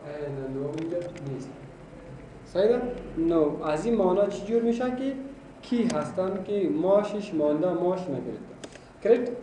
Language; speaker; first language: Persian; non-native, local second language; Pashto